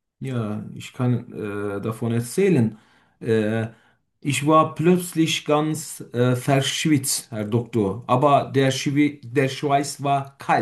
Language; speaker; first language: German; non-native, fluent; Turkish